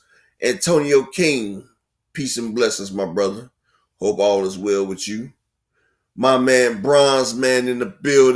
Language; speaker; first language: English; native; English